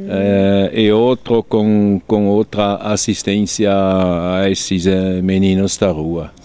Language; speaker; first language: Portuguese; non-native, fluent; German